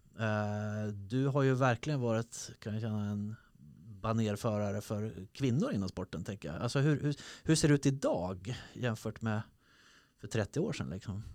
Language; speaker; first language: Swedish; native; Swedish